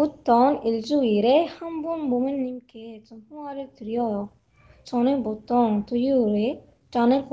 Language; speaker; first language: Korean; non-native, learner; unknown